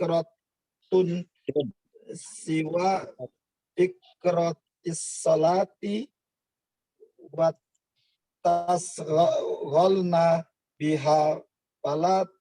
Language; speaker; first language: Arabic; non-native, learner; Indonesian